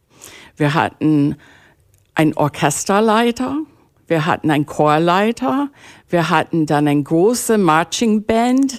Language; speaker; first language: German; non-native, fluent; English